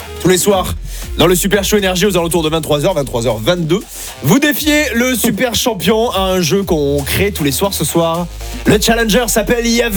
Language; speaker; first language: French; native; French